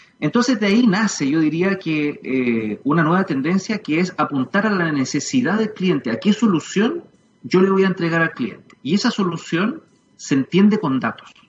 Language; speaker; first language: Spanish; native; Spanish